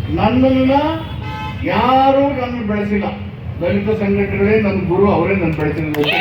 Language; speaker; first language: Kannada; native; Kannada